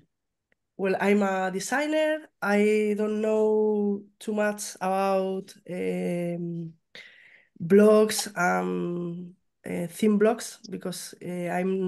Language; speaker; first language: English; non-native, learner; Spanish